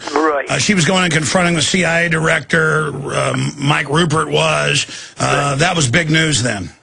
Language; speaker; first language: English; native; English